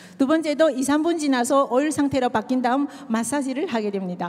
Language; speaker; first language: Korean; native; Korean